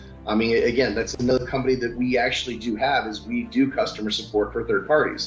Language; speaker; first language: English; native; English